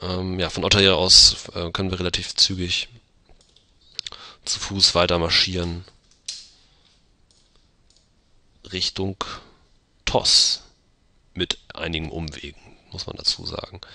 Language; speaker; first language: German; native; German